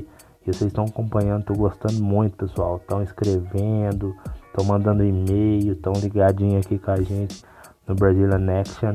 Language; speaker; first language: Portuguese; native; Portuguese